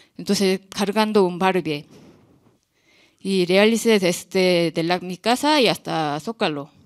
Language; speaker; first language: Spanish; non-native, learner; Korean